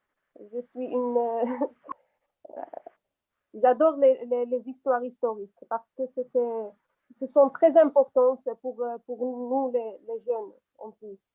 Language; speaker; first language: French; non-native, local second language; Arabic